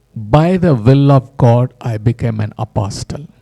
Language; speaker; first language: English; non-native, local second language; Hindi